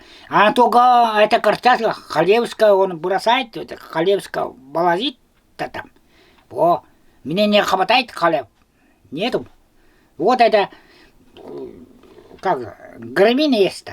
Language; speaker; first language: Russian; non-native, local second language; Yakut